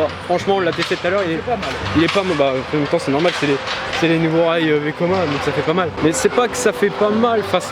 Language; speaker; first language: French; native; French